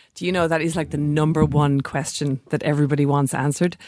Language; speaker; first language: English; native; English